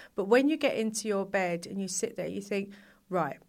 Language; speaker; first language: English; native; English